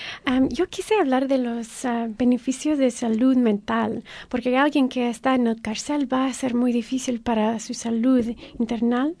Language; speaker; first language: Spanish; early bilingual, heritage; Spanish